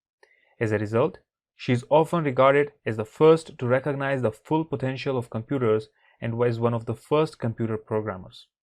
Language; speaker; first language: English; non-native, fluent; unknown